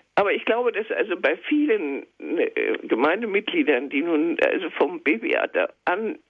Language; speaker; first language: German; native; German